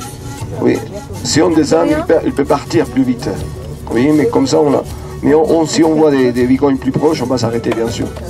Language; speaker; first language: French; non-native, fluent; Spanish